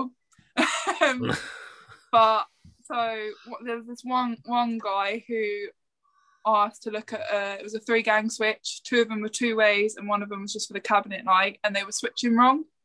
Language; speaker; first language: English; native; English